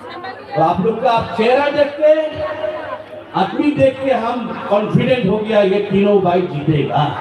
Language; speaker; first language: Hindi; non-native, local second language; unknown